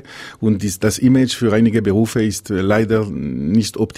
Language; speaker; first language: German; non-native, local second language; French